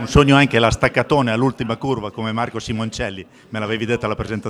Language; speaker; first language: Italian; native; Italian